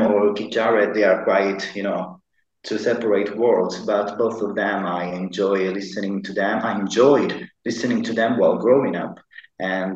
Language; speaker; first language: English; non-native, fluent; Italian